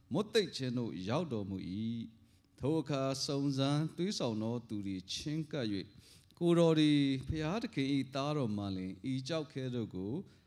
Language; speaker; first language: Burmese; non-native, local second language; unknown